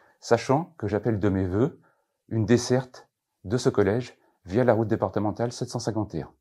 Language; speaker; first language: French; native; French